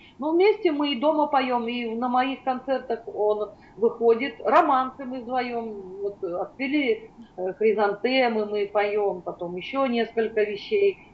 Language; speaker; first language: Russian; native; Russian